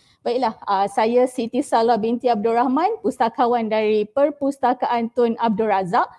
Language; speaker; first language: Malay; native; Malay